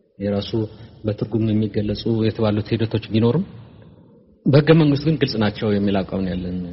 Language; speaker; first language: Amharic; non-native, local second language; Tigrinya